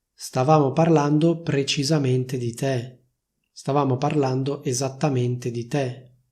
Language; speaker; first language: Italian; native; Italian